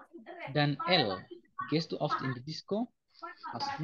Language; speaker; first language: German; non-native, fluent; Indonesian